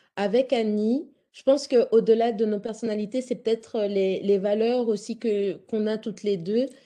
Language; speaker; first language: French; native; French